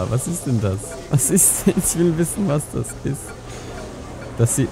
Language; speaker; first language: German; native; German